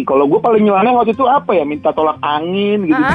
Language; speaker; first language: Indonesian; native; Indonesian